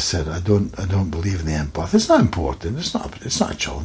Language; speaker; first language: English; native; English